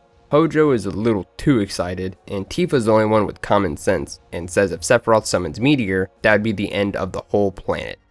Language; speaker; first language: English; native; English